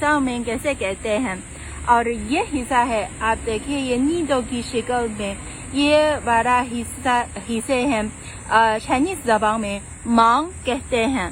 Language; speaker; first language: Urdu; non-native, fluent; Chinese